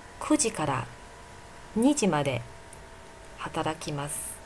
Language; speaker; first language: Japanese; non-native, fluent; Chinese